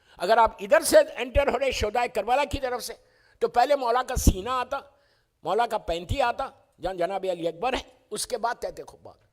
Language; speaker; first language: Urdu; native; Urdu